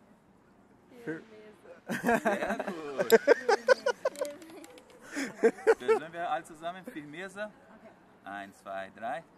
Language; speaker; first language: German; non-native, learner; Portuguese